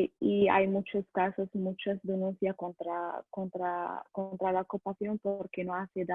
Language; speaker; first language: Spanish; non-native, learner; Arabic